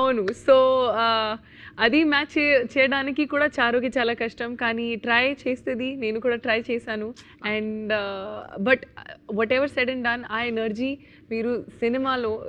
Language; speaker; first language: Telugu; non-native, local second language; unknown